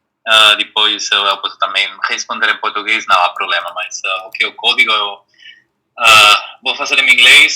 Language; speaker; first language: Portuguese; non-native, fluent; Spanish